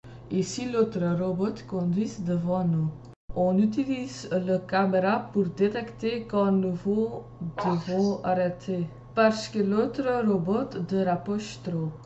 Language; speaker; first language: French; non-native, local second language; Dutch